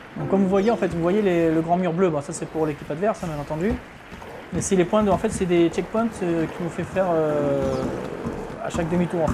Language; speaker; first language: French; native; French